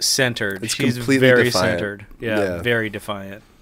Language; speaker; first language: English; native; English